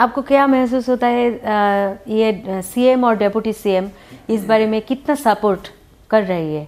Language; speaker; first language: Hindi; non-native, local second language; Bangla